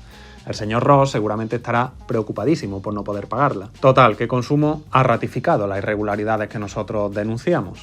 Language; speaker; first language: Spanish; native; Spanish